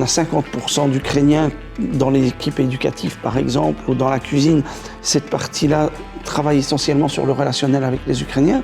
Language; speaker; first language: French; native; French